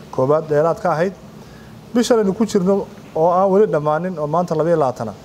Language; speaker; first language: Somali; native; Somali